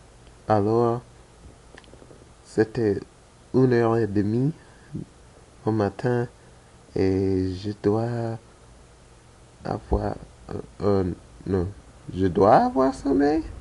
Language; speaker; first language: French; non-native, learner; English